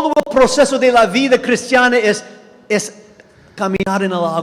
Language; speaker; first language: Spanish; non-native, fluent; English